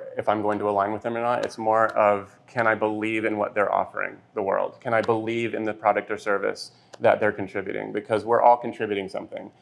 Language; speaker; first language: English; native; English